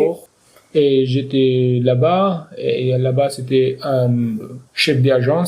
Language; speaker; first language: French; non-native, learner; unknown